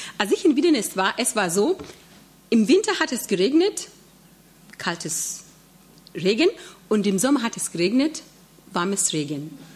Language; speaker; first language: German; non-native, fluent; Swahili